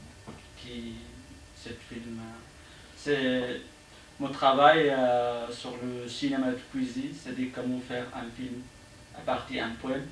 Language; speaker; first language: French; non-native, learner; Arabic